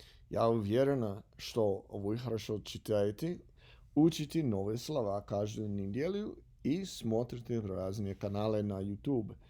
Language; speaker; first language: Russian; non-native, learner; English